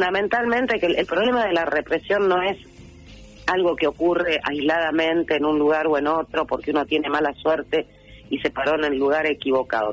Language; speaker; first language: Spanish; native; Spanish